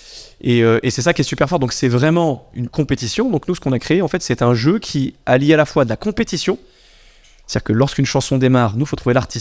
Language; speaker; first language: French; native; French